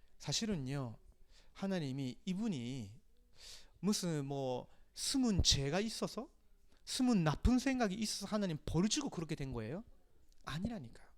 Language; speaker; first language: Korean; non-native, fluent; Japanese